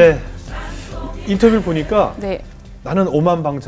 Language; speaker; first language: Korean; native; Korean